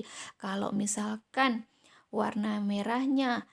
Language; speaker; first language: Indonesian; native; Indonesian